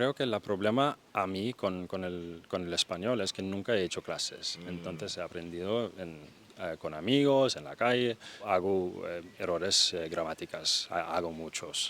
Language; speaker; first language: Spanish; non-native, fluent; Danish